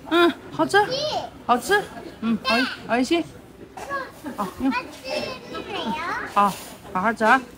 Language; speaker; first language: Chinese; native; Chinese